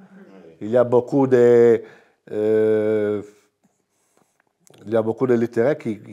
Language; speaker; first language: French; non-native, fluent; Italian